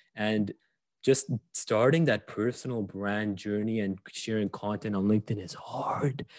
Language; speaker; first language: English; early bilingual, other home language; Arabic